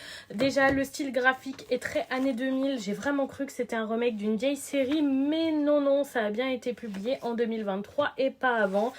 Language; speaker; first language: French; native; French